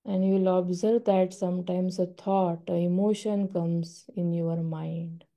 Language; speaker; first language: English; non-native, local second language; Marathi